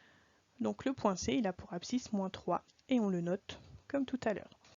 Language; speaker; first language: French; native; French